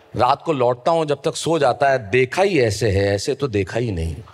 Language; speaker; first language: Hindi; native; Hindi